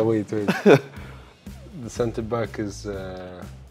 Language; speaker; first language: English; non-native, fluent; Arabic